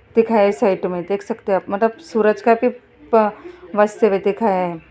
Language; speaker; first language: Hindi; non-native, local second language; Marathi